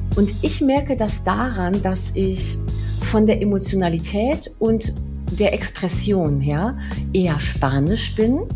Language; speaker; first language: German; early bilingual, other home language; Spanish